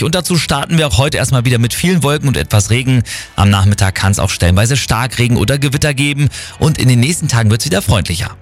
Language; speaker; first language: German; native; German